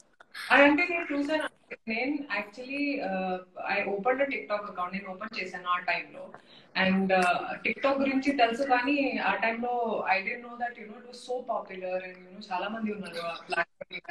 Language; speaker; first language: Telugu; non-native, fluent; Hindi